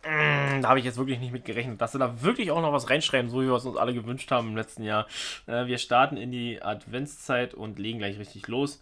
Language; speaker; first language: German; native; German